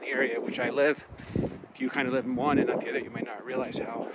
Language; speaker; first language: English; native; English